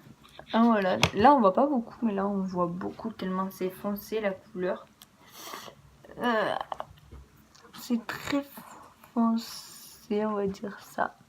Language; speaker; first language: French; native; French